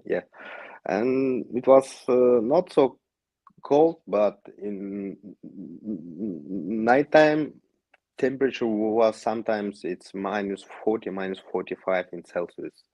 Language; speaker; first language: English; non-native, learner; Yakut